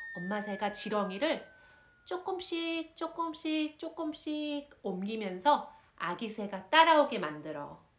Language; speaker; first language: Korean; native; Korean